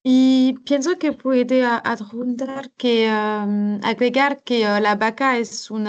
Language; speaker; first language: Spanish; non-native, learner; French